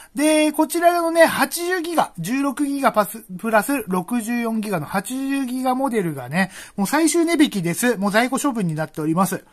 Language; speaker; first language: Japanese; native; Japanese